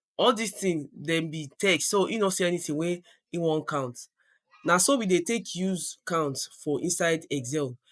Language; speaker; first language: Nigerian Pidgin; non-native, local second language; Yoruba